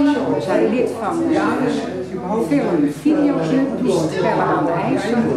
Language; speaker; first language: Dutch; native; Dutch